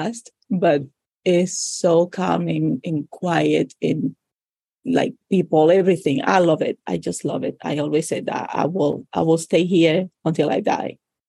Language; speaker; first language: English; non-native, fluent; Spanish